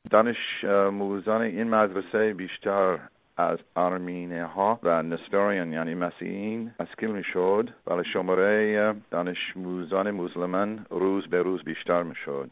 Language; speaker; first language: Persian; non-native, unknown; English